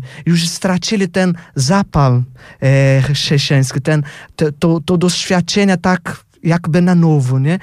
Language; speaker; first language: Polish; non-native, fluent; Portuguese